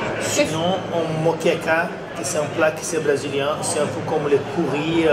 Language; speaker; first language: French; non-native, learner; Portuguese